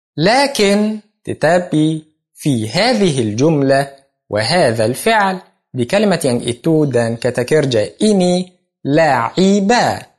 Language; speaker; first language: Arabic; non-native, fluent; Indonesian